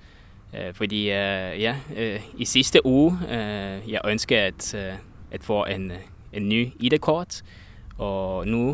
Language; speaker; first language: Danish; non-native, learner; Estonian